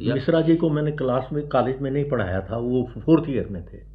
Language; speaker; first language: Hindi; native; Hindi